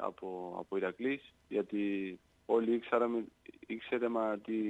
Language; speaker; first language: Greek; non-native, learner; Spanish